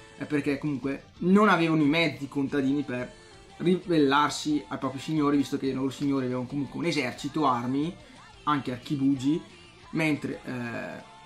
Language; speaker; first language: Italian; native; Italian